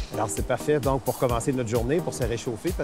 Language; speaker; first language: French; native; French